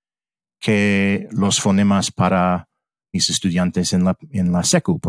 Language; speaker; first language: Spanish; early bilingual, heritage; English